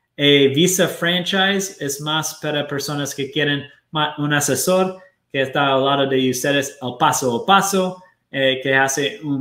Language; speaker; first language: Spanish; non-native, fluent; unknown